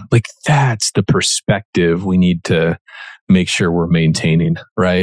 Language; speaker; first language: English; native; English